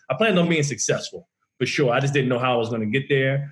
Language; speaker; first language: English; native; English